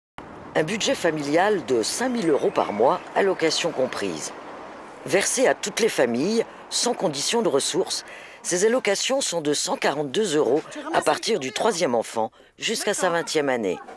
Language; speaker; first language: French; native; French